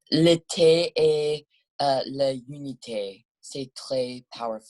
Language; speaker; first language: French; non-native, learner; English